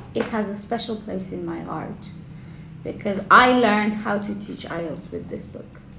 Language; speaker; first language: English; non-native, fluent; Persian